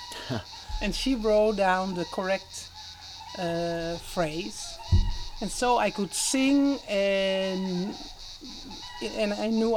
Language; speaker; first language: English; non-native, fluent; Dutch